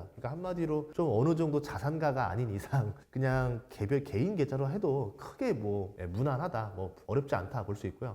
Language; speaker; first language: Korean; native; Korean